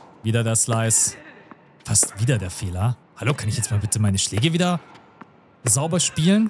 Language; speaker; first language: German; native; German